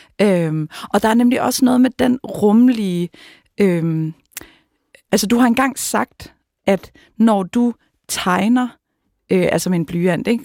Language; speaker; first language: Danish; native; Danish